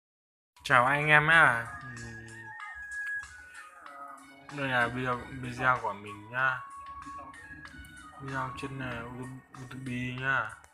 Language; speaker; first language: Vietnamese; non-native, local second language; Hmong